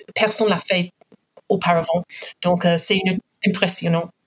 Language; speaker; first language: French; non-native, fluent; English